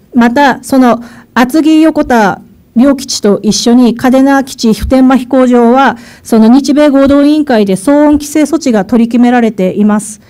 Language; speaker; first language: Japanese; native; Japanese